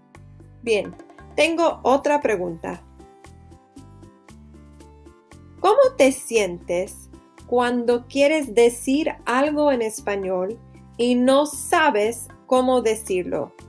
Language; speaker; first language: Spanish; non-native, fluent; English